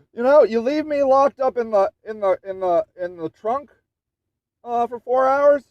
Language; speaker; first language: English; native; English